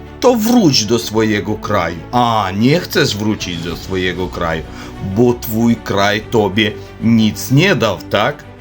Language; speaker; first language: Polish; non-native, learner; Ukrainian